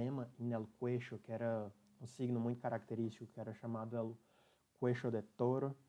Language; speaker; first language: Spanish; non-native, learner; Portuguese